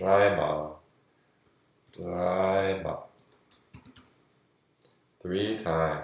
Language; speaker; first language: German; non-native, learner; English